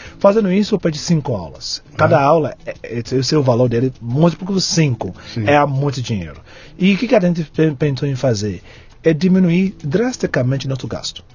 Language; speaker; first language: Portuguese; non-native, fluent; Yoruba